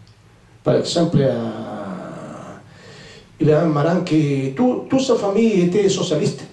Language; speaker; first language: French; non-native, fluent; Spanish